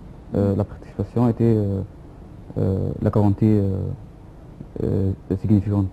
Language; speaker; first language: French; non-native, fluent; Arabic